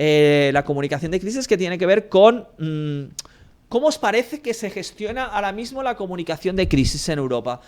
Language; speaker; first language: Spanish; native; Spanish